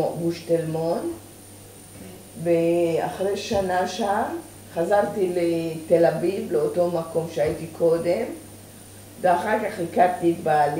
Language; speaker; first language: Hebrew; early bilingual, other home language; Persian